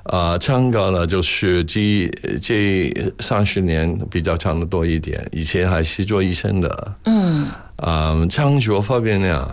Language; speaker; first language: Chinese; non-native, local second language; Cantonese